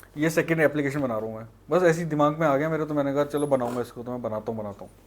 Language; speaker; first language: Hindi; native; Hindi